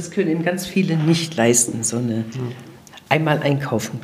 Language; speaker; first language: German; native; German